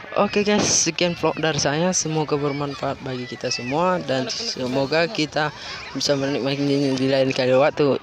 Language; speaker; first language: Indonesian; native; Indonesian